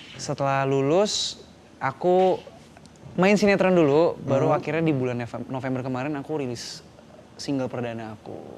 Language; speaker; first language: Indonesian; native; Indonesian